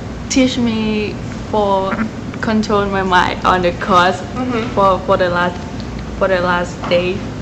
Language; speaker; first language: English; non-native, learner; Thai